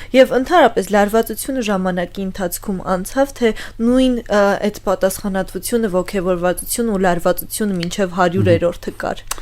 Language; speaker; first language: Armenian; native; Armenian